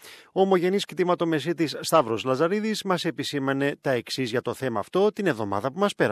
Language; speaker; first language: Greek; native; Greek